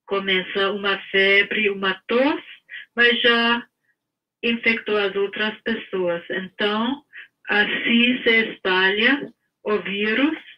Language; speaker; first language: Portuguese; non-native, fluent; English